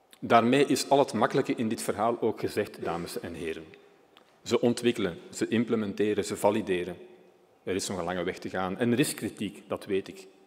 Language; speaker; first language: Dutch; native; Dutch